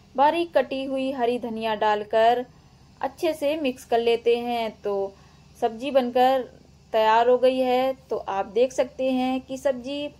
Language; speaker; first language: Hindi; native; Hindi